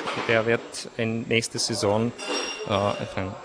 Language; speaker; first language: German; non-native, fluent; Czech